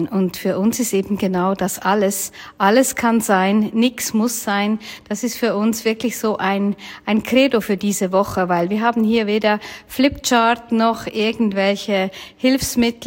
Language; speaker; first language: German; native; German